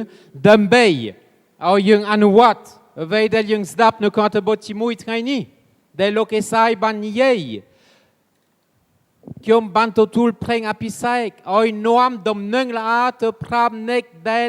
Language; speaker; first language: Khmer; non-native, fluent; French